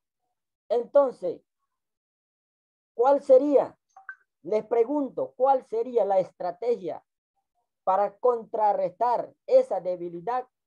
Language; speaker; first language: Spanish; non-native, local second language; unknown